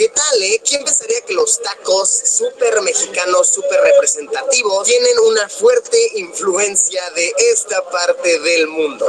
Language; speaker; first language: Spanish; native; Spanish